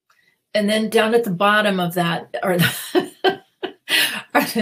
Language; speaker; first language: English; native; English